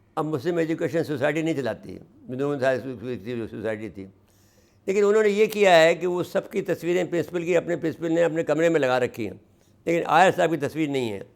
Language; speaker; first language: Urdu; native; Urdu